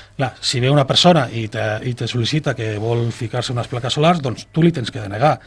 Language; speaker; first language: Catalan; non-native, local second language; Spanish